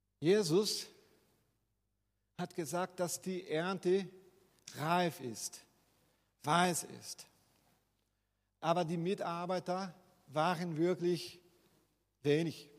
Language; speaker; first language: German; non-native, fluent; Portuguese